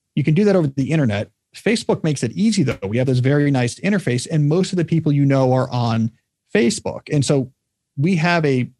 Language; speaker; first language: English; native; English